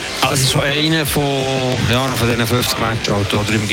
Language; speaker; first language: German; native; German